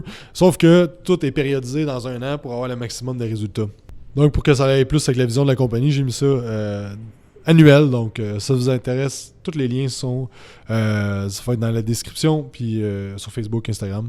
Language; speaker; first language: French; native; French